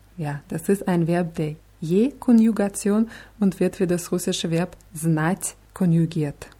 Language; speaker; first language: German; non-native, fluent; Russian